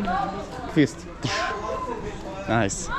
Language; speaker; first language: English; non-native, learner; Russian